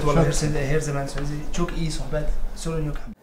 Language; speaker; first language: Turkish; non-native, learner; Arabic